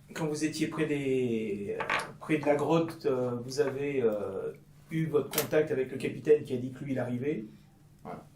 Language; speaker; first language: French; native; French